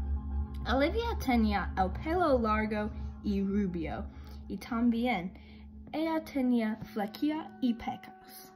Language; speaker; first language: Spanish; non-native, learner; English